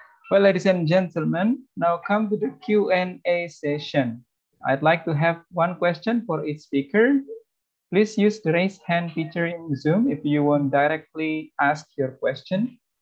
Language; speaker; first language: English; non-native, fluent; Indonesian